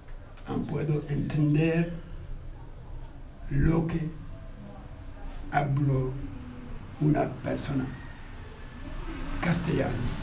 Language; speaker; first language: Spanish; non-native, learner; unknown